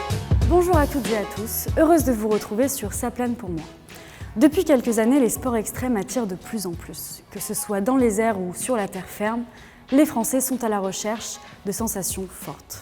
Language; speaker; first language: French; native; French